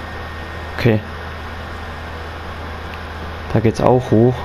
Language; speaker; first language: German; native; German